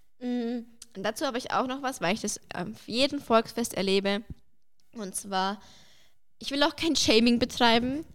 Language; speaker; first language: German; early bilingual, other home language; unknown